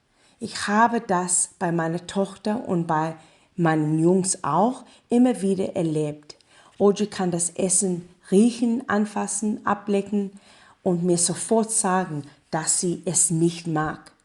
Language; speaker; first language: German; non-native, learner; English